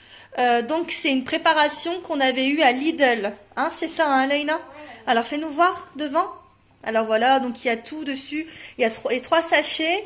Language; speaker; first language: French; native; French